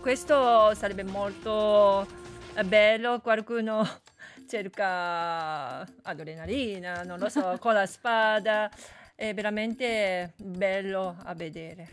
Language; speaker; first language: Italian; non-native, learner; Japanese